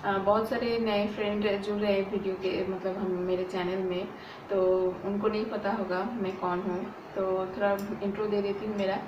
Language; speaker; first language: Hindi; non-native, local second language; Bangla